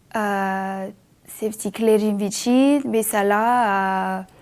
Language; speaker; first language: Turkish; non-native, fluent; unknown